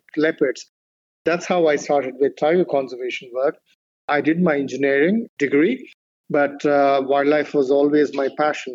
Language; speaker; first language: English; non-native, local second language; Kannada